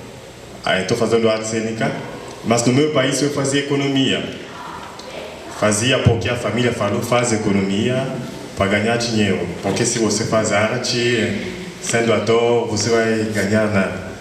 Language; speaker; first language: Portuguese; non-native, fluent; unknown